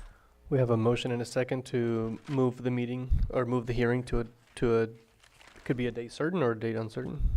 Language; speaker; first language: English; native; English